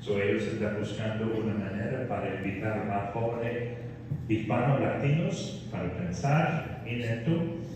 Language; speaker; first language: Spanish; non-native, fluent; English